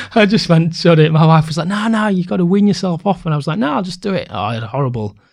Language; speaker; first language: English; native; English